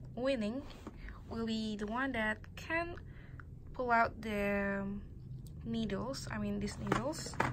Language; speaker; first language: English; non-native, learner; Indonesian